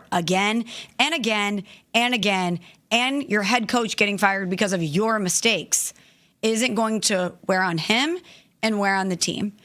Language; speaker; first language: English; native; English